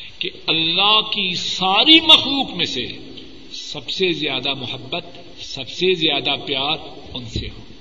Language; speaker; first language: Urdu; non-native, local second language; Punjabi